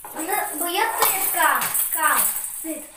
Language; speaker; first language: Vietnamese; early bilingual, heritage; Russian